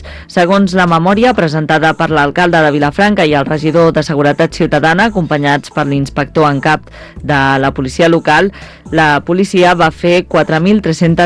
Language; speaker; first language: Catalan; native; Catalan